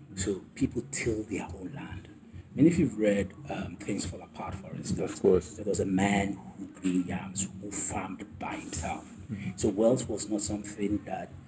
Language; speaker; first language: English; non-native, local second language; Yoruba